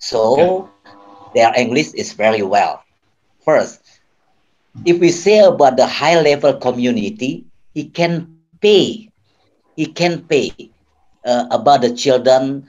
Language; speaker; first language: English; non-native, learner; Indonesian